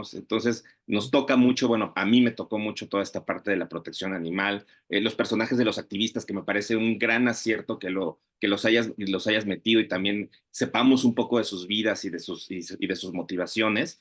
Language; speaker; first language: Spanish; native; Spanish